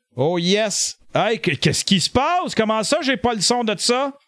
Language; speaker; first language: French; native; French